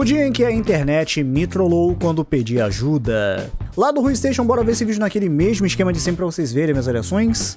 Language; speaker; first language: Portuguese; native; Portuguese